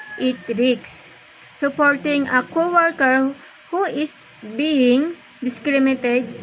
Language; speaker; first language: English; non-native, local second language; Filipino